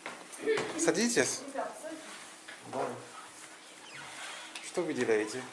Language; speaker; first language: Russian; non-native, learner; French